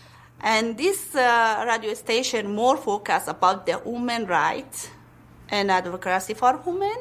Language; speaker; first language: English; non-native, learner; Pashto